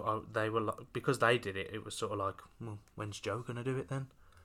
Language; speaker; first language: English; native; English